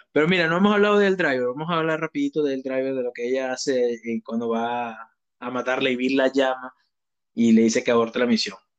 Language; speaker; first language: Spanish; native; Spanish